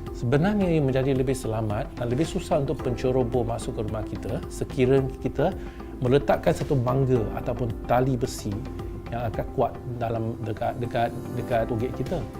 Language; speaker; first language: Malay; non-native, local second language; Chinese